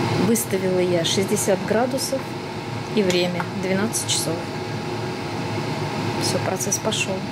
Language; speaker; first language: Russian; native; Russian